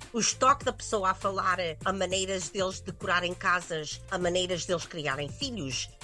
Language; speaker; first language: Portuguese; early bilingual, heritage; English